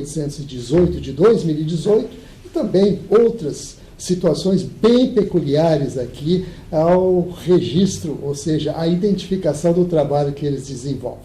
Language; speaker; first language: Portuguese; native; Portuguese